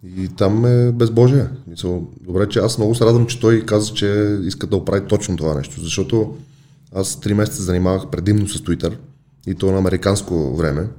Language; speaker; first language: Bulgarian; native; Bulgarian